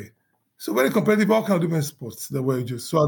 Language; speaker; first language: English; non-native, local second language; Yoruba